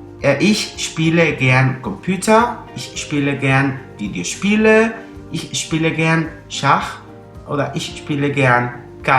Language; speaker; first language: German; non-native, fluent; Spanish